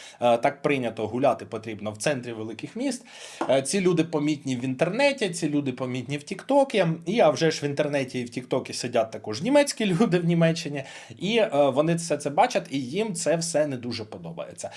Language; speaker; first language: Ukrainian; non-native, local second language; Russian